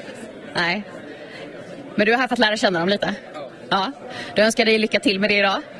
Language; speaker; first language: Swedish; native; Swedish